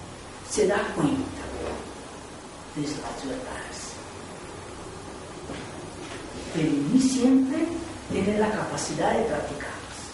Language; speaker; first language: Spanish; non-native, fluent; Portuguese